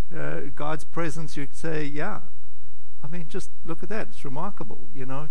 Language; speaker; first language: English; native; English